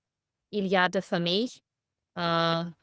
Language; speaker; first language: French; non-native, learner; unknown